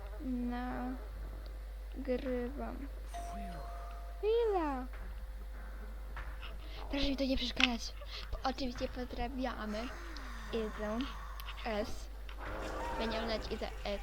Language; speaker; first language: Polish; native; Polish